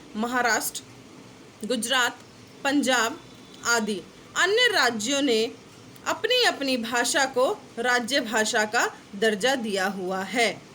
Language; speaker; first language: Hindi; native; Hindi